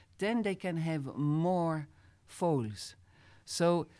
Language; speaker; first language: English; non-native, fluent; Dutch